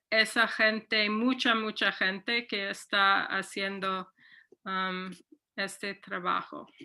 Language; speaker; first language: Spanish; non-native, fluent; English